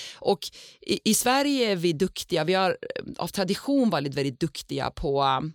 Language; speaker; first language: Swedish; non-native, fluent; Persian